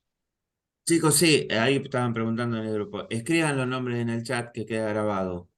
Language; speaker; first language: Spanish; native; Spanish